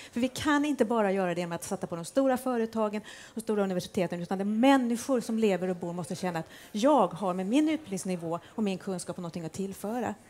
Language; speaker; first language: Swedish; native; Swedish